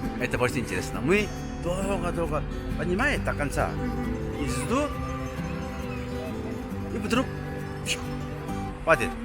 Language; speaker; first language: Russian; non-native, learner; Korean